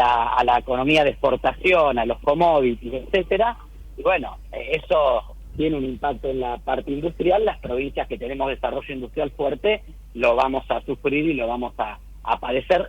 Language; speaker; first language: Spanish; native; Spanish